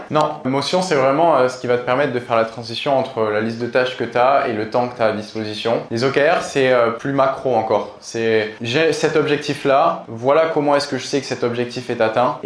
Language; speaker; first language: French; native; French